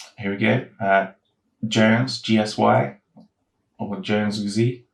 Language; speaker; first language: English; native; English